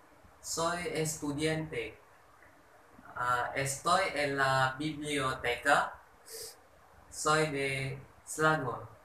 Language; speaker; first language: Spanish; non-native, learner; Malay